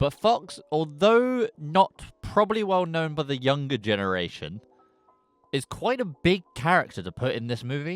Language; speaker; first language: English; native; English